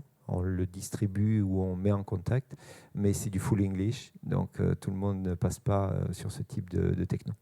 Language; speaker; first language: French; native; French